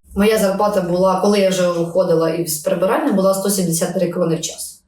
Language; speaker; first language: Ukrainian; native; Ukrainian